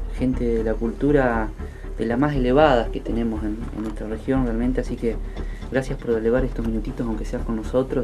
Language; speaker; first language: Spanish; native; Spanish